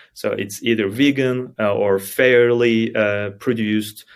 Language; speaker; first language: English; non-native, fluent; Turkish